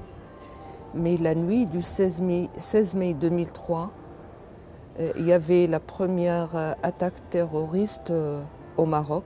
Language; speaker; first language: French; non-native, local second language; Arabic